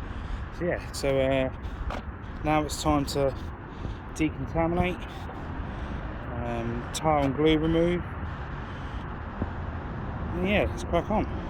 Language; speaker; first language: English; native; English